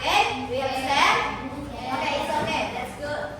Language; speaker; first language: English; non-native, learner; Indonesian